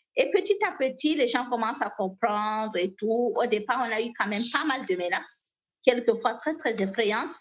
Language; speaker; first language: French; non-native, local second language; Fula